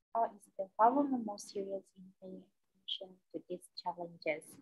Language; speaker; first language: English; non-native, local second language; Malay